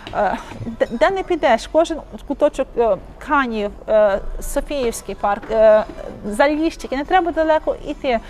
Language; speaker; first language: Ukrainian; native; Ukrainian